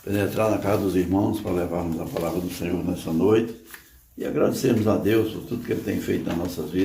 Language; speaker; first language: Portuguese; native; Portuguese